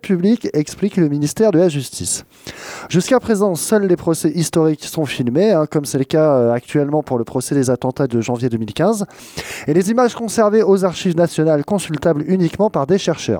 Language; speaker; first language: French; native; French